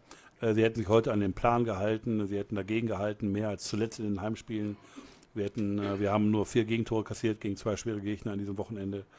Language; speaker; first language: German; native; German